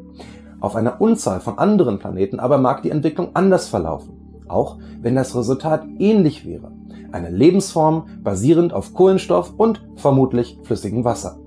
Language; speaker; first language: German; native; German